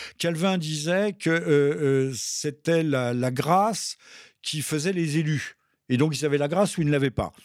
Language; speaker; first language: French; native; French